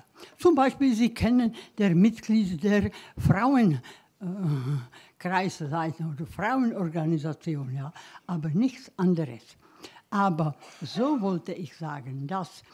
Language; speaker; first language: German; non-native, learner; Czech